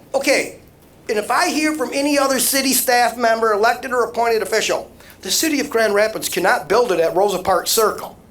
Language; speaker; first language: English; native; English